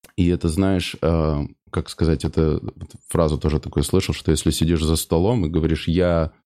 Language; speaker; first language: Russian; native; Russian